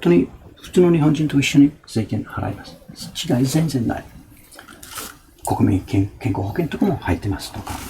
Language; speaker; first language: Japanese; non-native, fluent; English